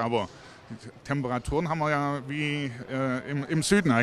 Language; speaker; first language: German; native; German